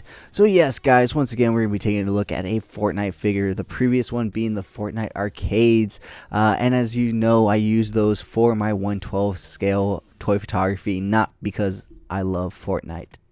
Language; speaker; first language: English; native; English